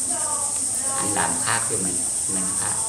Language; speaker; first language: Vietnamese; non-native, local second language; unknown